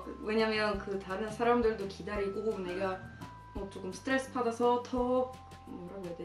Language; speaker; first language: Korean; non-native, fluent; Swedish